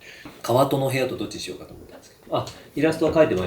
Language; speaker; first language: Japanese; native; Japanese